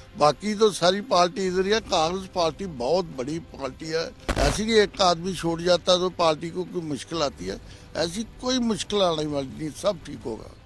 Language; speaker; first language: Hindi; non-native, local second language; Punjabi